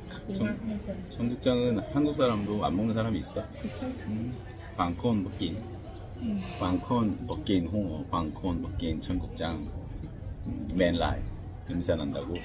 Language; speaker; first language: Korean; native; Korean